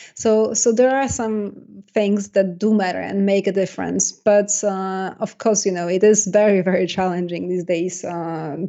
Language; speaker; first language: English; non-native, fluent; Polish